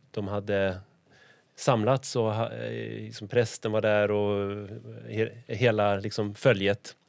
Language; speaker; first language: Swedish; native; Swedish